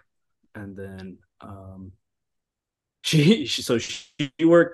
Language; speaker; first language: English; native; English